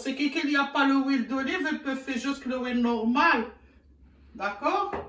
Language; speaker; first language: French; non-native, learner; Arabic